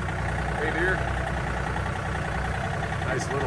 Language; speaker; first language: English; native; English